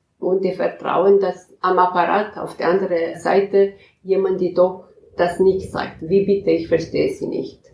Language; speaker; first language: German; non-native, fluent; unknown